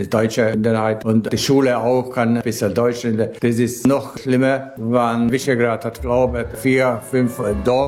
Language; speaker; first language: German; non-native, local second language; Hungarian